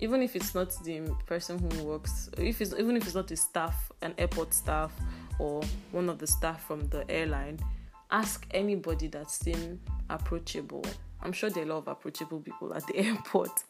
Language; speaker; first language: English; non-native, local second language; Yoruba